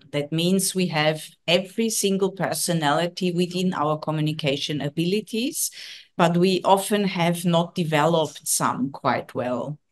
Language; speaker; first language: English; non-native, fluent; German